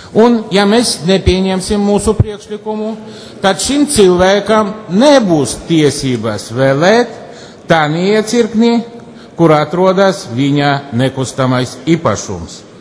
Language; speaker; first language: Latvian; non-native, local second language; Russian